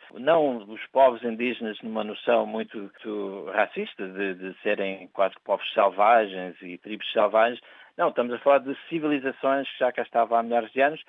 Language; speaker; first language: Portuguese; early bilingual, heritage; Portuguese